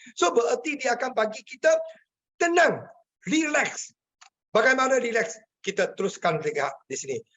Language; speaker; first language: Malay; non-native, local second language; Chinese